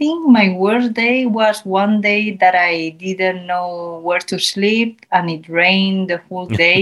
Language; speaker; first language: English; non-native, fluent; Spanish